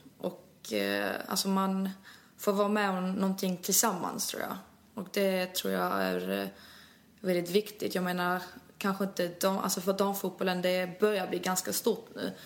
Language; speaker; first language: Swedish; early bilingual, other home language; Albanian